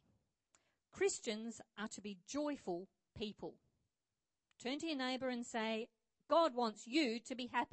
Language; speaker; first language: English; native; English